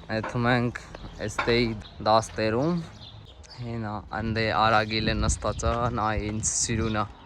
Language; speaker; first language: Armenian; non-native, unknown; Hindi